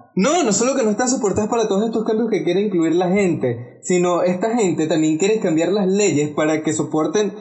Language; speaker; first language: Spanish; native; Spanish